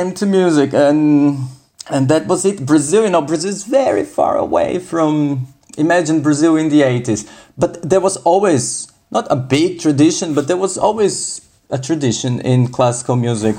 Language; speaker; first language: English; non-native, fluent; Portuguese